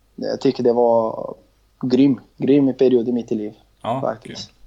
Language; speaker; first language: Swedish; non-native, learner; Portuguese